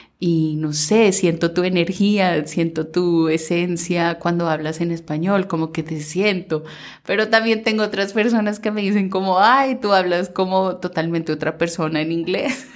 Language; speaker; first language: Spanish; early bilingual, heritage; Spanish